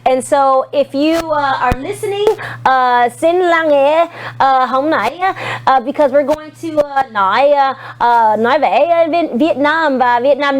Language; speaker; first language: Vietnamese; non-native, learner; English